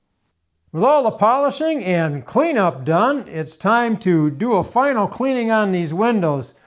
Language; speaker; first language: English; native; English